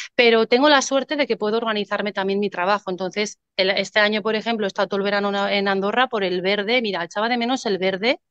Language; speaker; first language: Spanish; native; Spanish